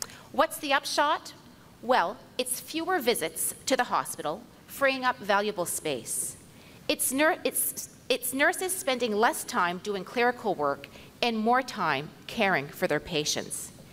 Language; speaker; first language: English; non-native, local second language; French